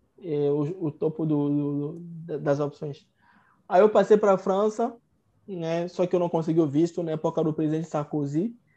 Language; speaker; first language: Portuguese; non-native, fluent; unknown